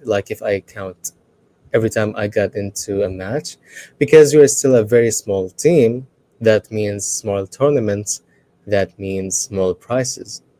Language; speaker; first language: English; non-native, fluent; Arabic